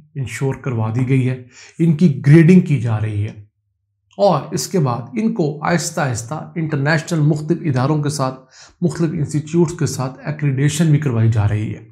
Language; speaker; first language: Urdu; native; Urdu